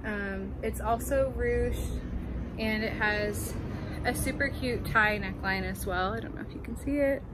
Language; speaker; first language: English; native; English